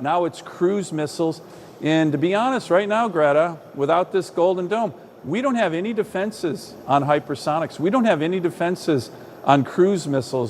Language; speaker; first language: English; native; English